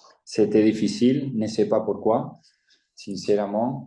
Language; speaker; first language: French; non-native, fluent; Spanish